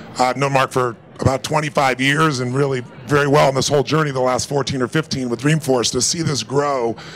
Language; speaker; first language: English; native; English